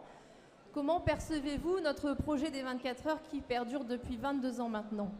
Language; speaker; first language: French; native; French